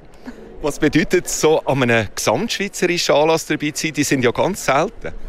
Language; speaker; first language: German; native; German